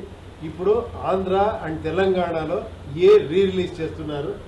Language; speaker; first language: Telugu; non-native, fluent; Kannada